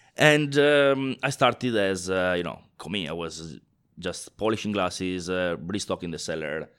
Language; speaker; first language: English; non-native, fluent; Italian